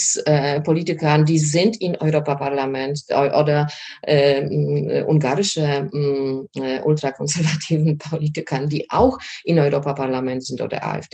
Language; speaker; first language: German; non-native, fluent; Polish